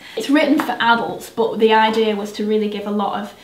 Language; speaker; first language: English; native; English